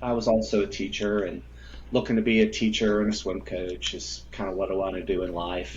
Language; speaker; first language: English; native; English